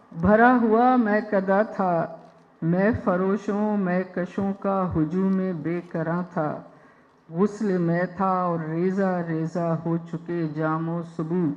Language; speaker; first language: Urdu; non-native, local second language; Sindhi